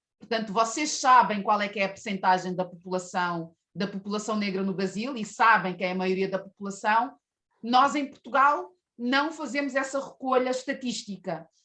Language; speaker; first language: Portuguese; early bilingual, other home language; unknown